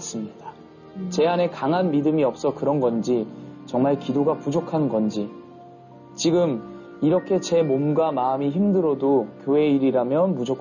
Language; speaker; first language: Korean; native; Korean